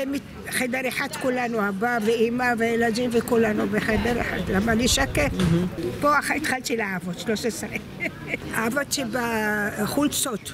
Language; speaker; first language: Hebrew; non-native, fluent; Arabic